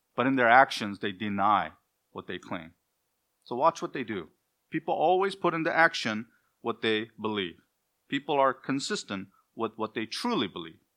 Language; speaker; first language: English; native; English